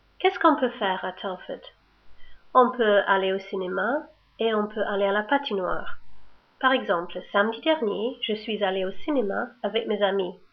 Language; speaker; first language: French; non-native, learner; English